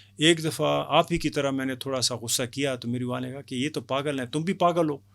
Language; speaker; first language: Urdu; non-native, local second language; Pashto